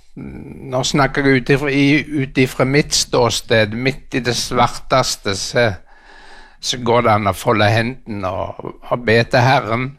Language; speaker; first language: Norwegian; native; Norwegian